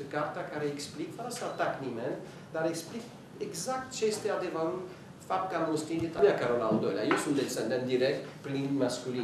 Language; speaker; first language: Romanian; early bilingual, heritage; Romanian